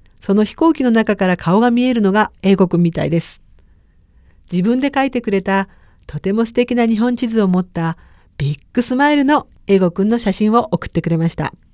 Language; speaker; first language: Japanese; native; Japanese